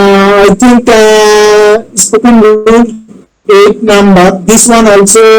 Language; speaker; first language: English; non-native, learner; Bangla